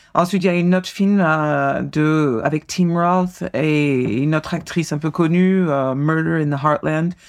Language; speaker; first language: French; non-native, fluent; English